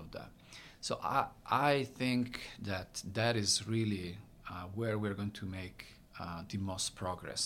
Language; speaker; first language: English; non-native, fluent; Italian